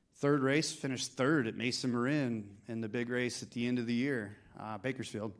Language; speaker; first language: English; native; English